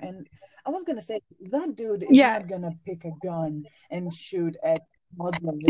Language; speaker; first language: English; non-native, fluent; Greek